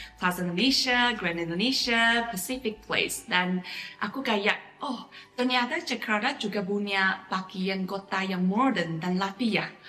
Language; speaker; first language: Indonesian; non-native, fluent; Chinese